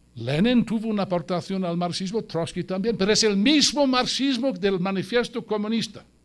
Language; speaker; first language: Spanish; non-native, fluent; English